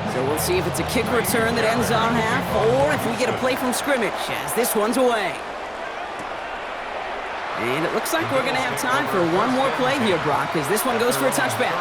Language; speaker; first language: English; native; English